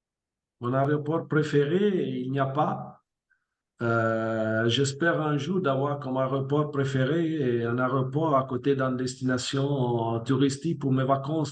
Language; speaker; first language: French; non-native, fluent; Italian